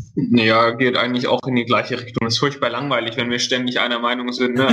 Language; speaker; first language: German; native; German